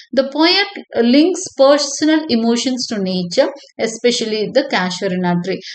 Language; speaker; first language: English; non-native, local second language; Tamil